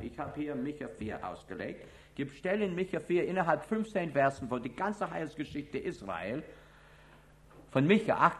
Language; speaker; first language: German; non-native, fluent; English